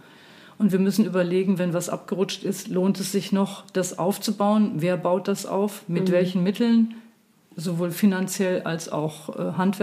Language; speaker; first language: German; native; German